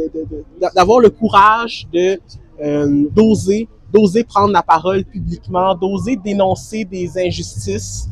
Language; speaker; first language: French; native; French